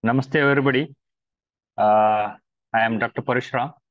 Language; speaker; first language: English; non-native, local second language; Kannada